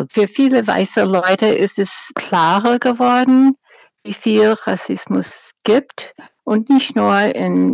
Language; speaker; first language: German; non-native, fluent; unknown